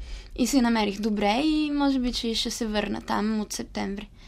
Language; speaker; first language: Bulgarian; early bilingual, heritage; Italian